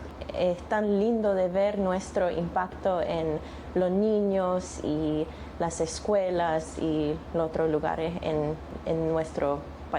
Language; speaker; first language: Spanish; non-native, learner; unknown